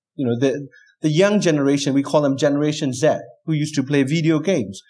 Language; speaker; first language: English; non-native, fluent; Burmese